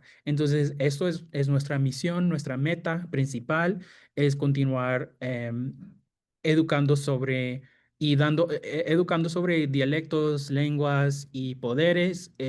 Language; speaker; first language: Spanish; non-native, fluent; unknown